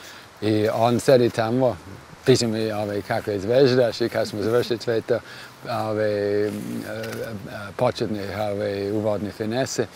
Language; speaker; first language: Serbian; non-native, fluent; English